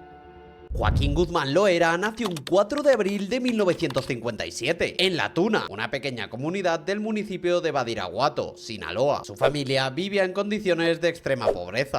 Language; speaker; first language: Spanish; native; Spanish